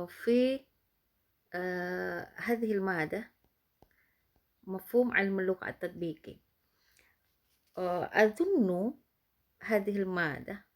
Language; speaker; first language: Arabic; non-native, fluent; Indonesian